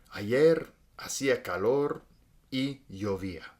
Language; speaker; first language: Spanish; non-native, fluent; English